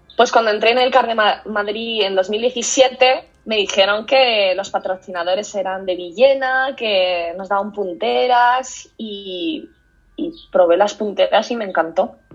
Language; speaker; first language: Spanish; early bilingual, other home language; Russian